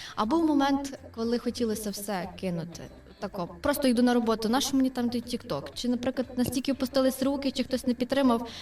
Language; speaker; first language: Ukrainian; native; Ukrainian